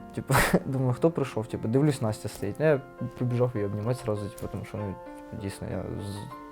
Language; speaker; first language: Ukrainian; native; Ukrainian